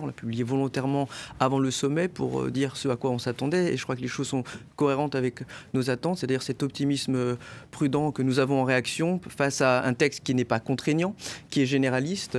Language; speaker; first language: French; native; French